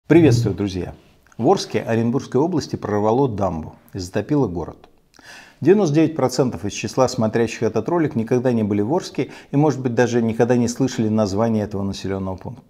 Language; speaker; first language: Russian; native; Russian